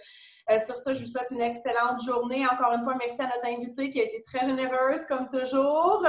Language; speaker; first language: French; native; French